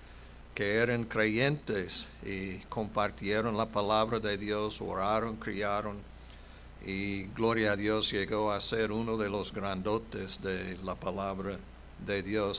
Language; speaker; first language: Spanish; non-native, fluent; English